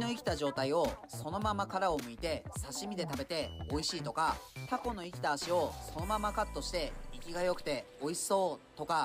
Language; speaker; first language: Japanese; native; Japanese